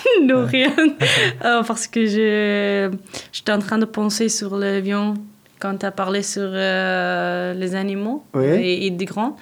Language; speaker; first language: French; non-native, learner; Persian